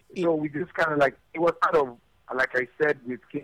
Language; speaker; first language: English; non-native, local second language; Yoruba